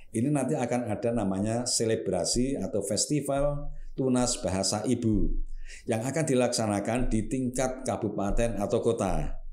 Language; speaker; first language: Indonesian; non-native, local second language; Javanese